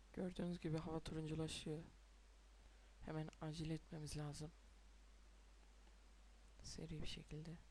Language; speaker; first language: Turkish; native; Turkish